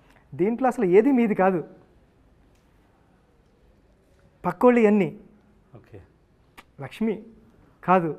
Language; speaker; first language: Telugu; native; Telugu